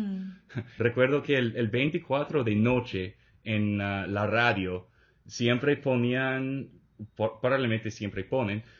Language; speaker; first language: Spanish; non-native, fluent; English